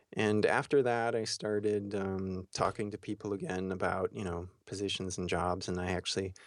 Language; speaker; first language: English; early bilingual, heritage; German